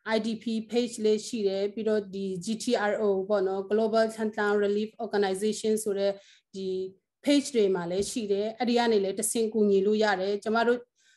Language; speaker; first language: Burmese; non-native, local second language; Hakha Chin